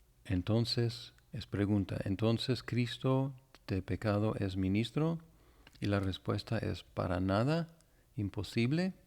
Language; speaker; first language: Spanish; non-native, fluent; English